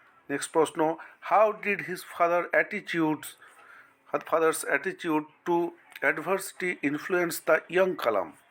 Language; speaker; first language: English; non-native, local second language; Bangla